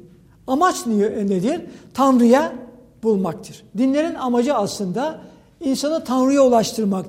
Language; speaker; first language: Turkish; native; Turkish